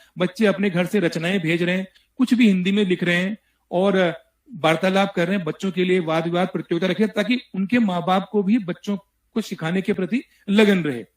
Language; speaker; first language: Hindi; native; Hindi